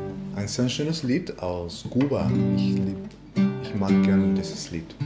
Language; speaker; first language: German; non-native, learner; Spanish